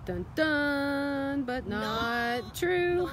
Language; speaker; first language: English; native; English